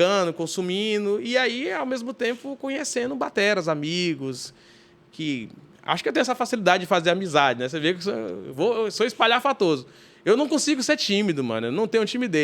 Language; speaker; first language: Portuguese; native; Portuguese